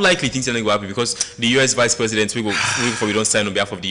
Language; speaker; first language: English; non-native, local second language; Krio